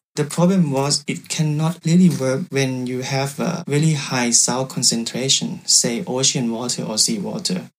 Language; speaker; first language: English; non-native, fluent; Thai